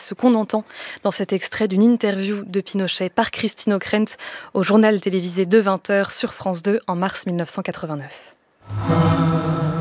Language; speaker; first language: French; native; French